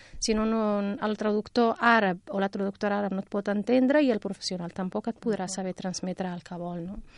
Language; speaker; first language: Catalan; non-native, fluent; Riffian